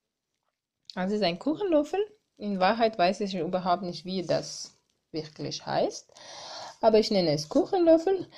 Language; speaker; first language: German; non-native, learner; Armenian